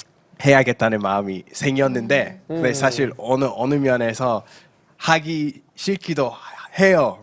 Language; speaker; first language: Korean; early bilingual, heritage; Korean